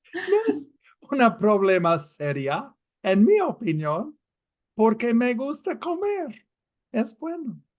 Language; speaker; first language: Spanish; non-native, fluent; English